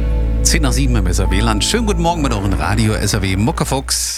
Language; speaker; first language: German; native; German